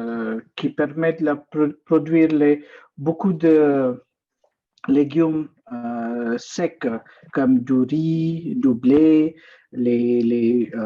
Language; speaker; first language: French; non-native, learner; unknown